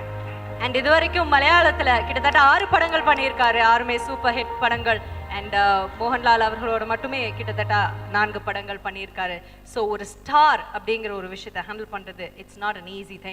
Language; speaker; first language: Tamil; native; Tamil